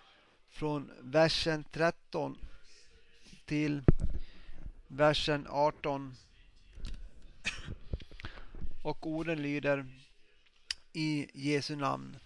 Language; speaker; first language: Swedish; non-native, local second language; Finnish